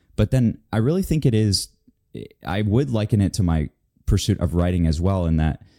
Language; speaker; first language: English; native; English